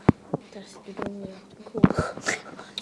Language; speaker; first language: Welsh; non-native, local second language; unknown